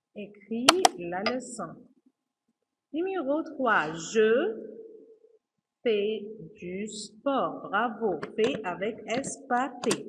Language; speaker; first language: French; non-native, fluent; Arabic